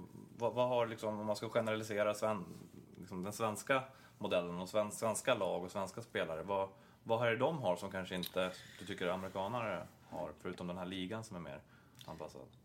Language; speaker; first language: Swedish; native; Swedish